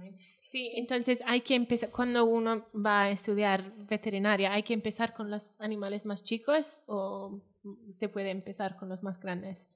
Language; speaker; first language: Spanish; non-native, fluent; Welsh